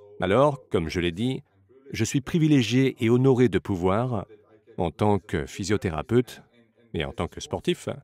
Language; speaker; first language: French; non-native, fluent; Slovenian